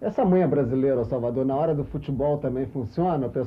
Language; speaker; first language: Portuguese; native; Portuguese